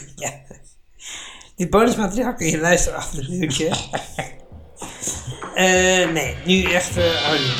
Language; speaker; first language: Dutch; native; Dutch